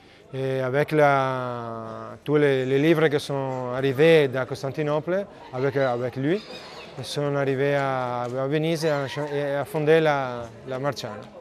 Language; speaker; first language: French; non-native, learner; Italian